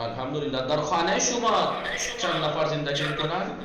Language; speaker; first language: Persian; non-native, fluent; Urdu